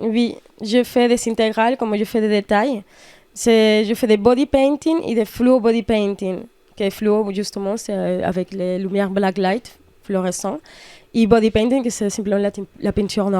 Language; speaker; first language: French; non-native, fluent; Spanish